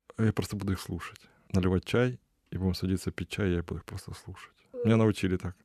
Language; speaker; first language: Ukrainian; non-native, local second language; Russian